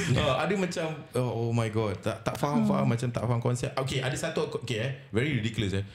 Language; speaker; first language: Malay; native; Malay